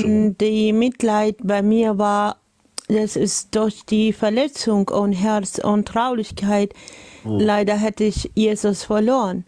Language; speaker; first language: German; non-native, learner; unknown